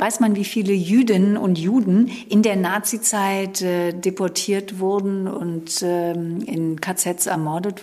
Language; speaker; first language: German; native; German